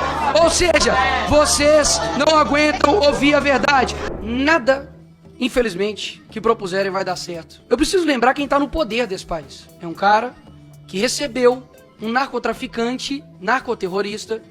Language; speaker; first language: Portuguese; native; Portuguese